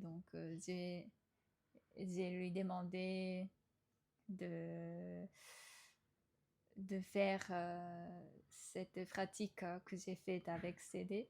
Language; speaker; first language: French; non-native, fluent; Japanese